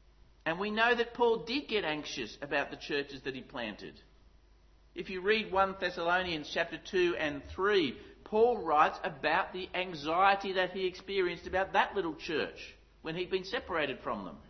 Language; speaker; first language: English; native; English